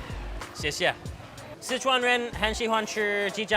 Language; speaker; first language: Chinese; non-native, learner; English